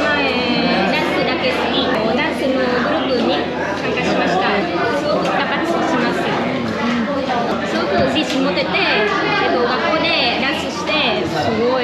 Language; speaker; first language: Japanese; non-native, learner; Vietnamese